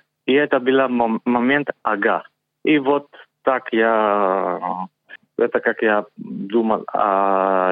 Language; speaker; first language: Russian; non-native, learner; Greek